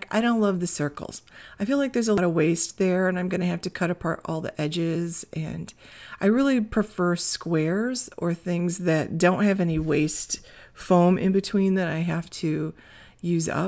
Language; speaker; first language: English; native; English